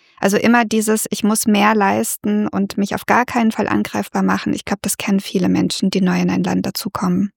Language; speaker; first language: German; early bilingual, other home language; Russian